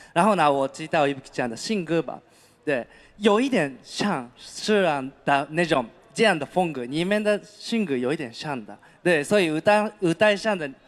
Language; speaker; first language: Chinese; non-native, fluent; Japanese